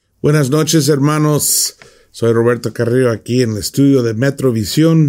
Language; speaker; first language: Spanish; non-native, fluent; English